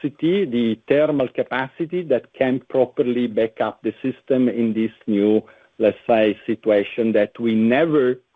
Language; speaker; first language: English; non-native, fluent; Italian